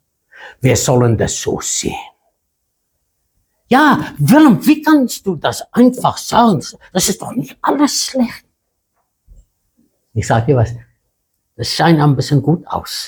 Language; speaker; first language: German; non-native, fluent; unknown